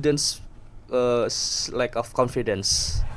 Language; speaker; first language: English; non-native, learner; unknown